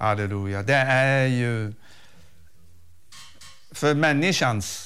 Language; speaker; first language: Swedish; non-native, fluent; Arabic